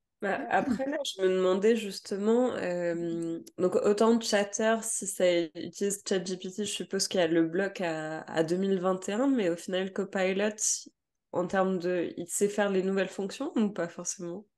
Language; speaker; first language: French; native; French